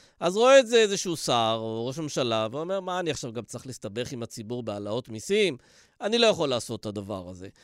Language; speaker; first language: Hebrew; native; Hebrew